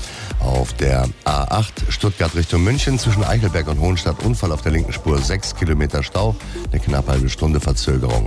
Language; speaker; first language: German; native; German